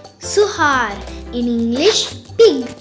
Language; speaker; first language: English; non-native, local second language; Hindi